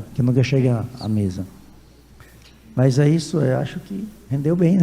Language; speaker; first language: Portuguese; native; Portuguese